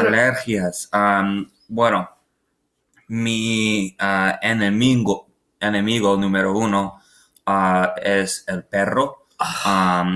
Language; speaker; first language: Spanish; non-native, learner; English